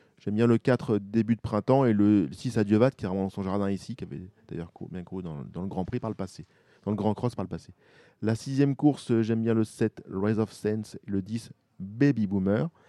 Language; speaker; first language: French; native; French